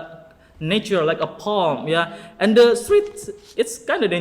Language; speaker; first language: English; non-native, learner; Indonesian